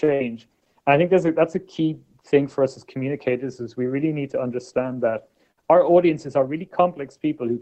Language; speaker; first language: English; native; English